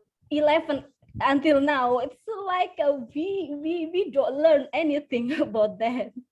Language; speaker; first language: English; non-native, fluent; Indonesian